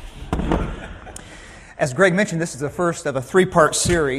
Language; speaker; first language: English; native; English